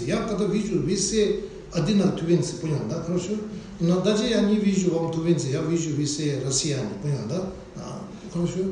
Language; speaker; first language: Russian; non-native, learner; Tibetan